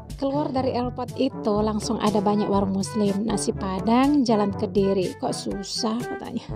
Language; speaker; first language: Indonesian; native; Indonesian